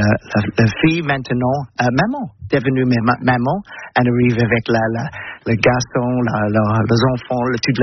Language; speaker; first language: French; non-native, learner; English